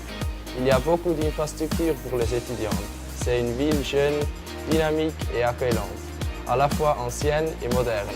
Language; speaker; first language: French; non-native, fluent; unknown